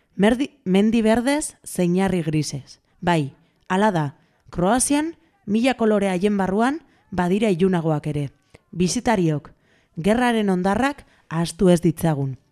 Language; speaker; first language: Basque; non-native, local second language; Spanish